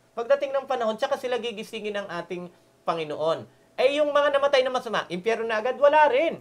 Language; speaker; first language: Filipino; native; Filipino